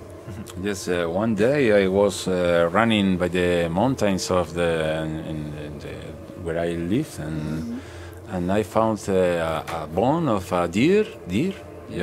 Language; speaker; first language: English; non-native, learner; Spanish